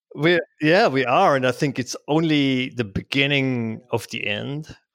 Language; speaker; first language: English; non-native, fluent; Swiss German